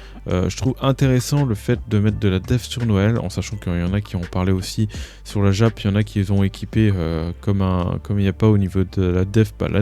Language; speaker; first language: French; native; French